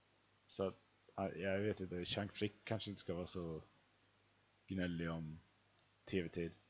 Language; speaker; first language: Swedish; native; Swedish